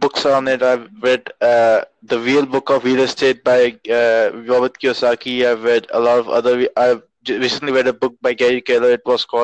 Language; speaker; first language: English; non-native, local second language; Urdu